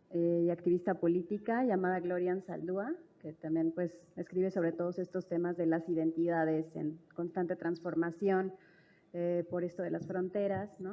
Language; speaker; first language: Spanish; native; Spanish